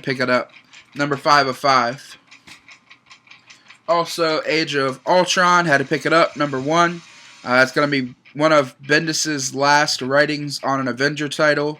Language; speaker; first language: English; native; English